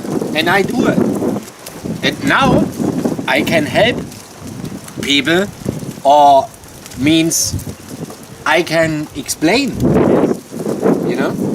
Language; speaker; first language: English; non-native, learner; German